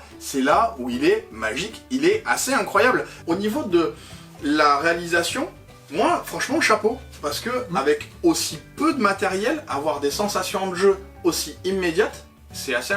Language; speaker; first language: French; native; French